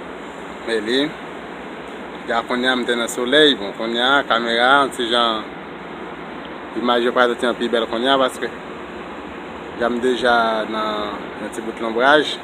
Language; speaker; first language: French; non-native, learner; Haitian Creole